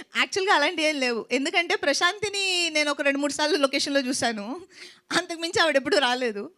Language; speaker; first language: Telugu; native; Telugu